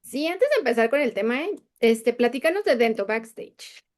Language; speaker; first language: Spanish; native; Spanish